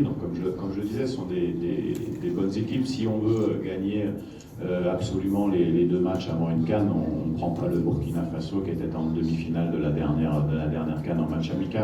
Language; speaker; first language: French; native; French